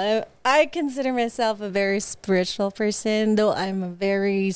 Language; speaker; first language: English; non-native, local second language; Hiligaynon